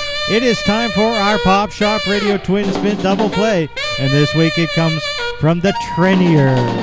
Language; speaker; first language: English; native; English